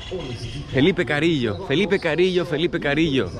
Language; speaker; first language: Spanish; non-native, learner; Greek